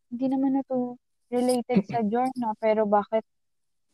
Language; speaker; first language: English; non-native, local second language; Filipino